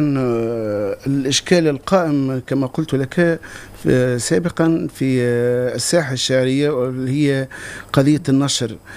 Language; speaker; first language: Arabic; native; Arabic